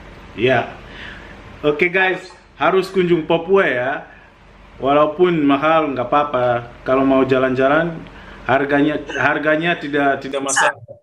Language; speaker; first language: Indonesian; non-native, fluent; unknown